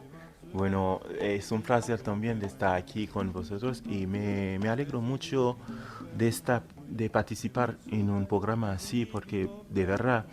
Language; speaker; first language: Spanish; non-native, fluent; Haitian Creole